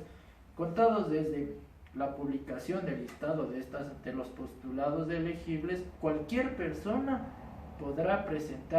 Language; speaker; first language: Spanish; native; Spanish